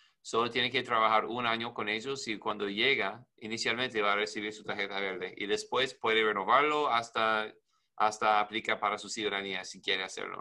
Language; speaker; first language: Spanish; non-native, learner; English